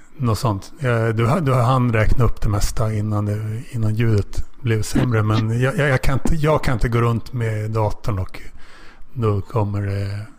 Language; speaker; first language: Swedish; native; Swedish